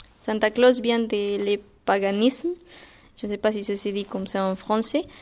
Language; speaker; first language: French; non-native, learner; Spanish